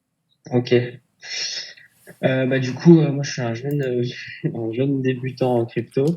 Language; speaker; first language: French; native; French